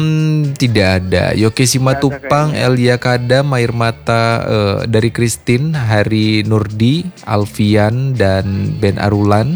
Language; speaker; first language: Indonesian; native; Indonesian